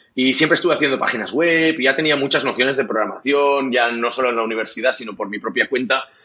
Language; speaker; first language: Spanish; non-native, local second language; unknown